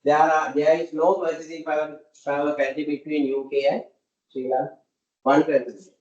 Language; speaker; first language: English; non-native, local second language; Sinhala